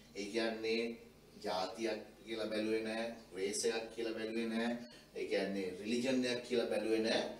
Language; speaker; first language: Sinhala; non-native, local second language; Tamil